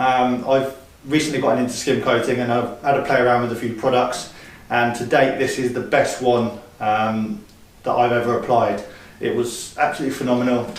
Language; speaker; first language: English; native; English